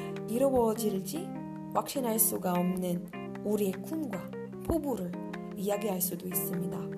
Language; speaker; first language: Korean; non-native, learner; Filipino